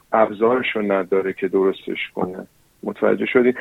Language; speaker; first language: Persian; early bilingual, heritage; Persian